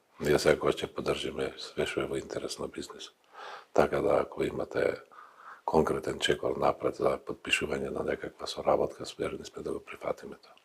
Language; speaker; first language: Macedonian; native; Macedonian